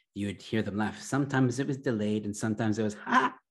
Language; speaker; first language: English; early bilingual, other home language; Arabic